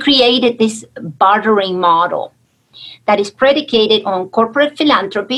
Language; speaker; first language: English; non-native, fluent; Spanish